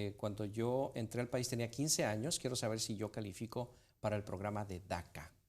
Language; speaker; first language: Spanish; native; Spanish